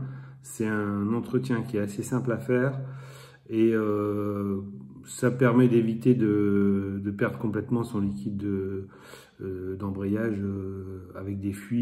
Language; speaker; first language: French; native; French